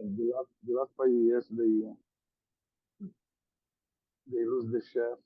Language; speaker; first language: English; non-native, learner; Italian